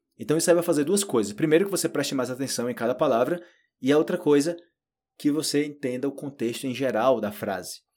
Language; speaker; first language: Portuguese; native; Portuguese